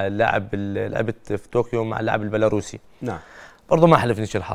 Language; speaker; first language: Arabic; native; Arabic